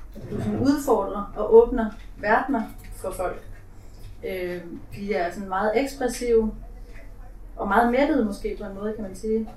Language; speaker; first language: Danish; native; Danish